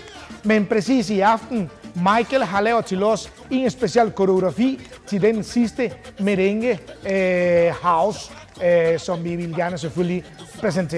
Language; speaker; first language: Danish; non-native, fluent; Spanish